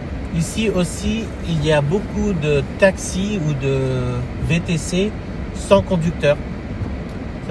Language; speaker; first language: French; early bilingual, heritage; French